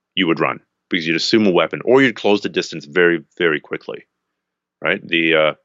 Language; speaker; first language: English; native; English